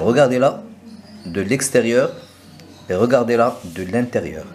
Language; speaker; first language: French; non-native, local second language; Arabic